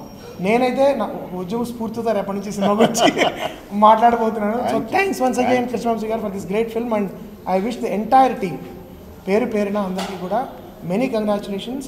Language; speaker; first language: Telugu; native; Telugu